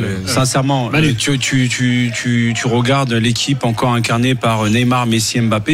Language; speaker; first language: French; native; French